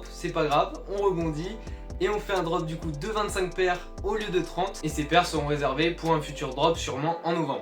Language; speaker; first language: French; native; French